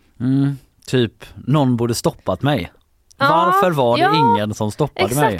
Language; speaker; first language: Swedish; native; Swedish